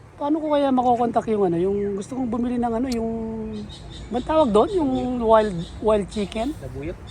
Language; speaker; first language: Filipino; native; Filipino